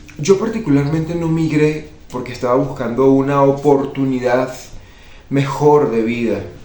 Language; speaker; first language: Spanish; native; Spanish